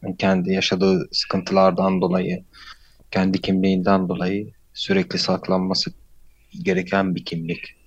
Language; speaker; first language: Turkish; non-native, fluent; Arabic